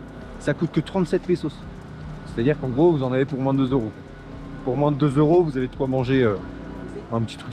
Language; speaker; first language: French; native; French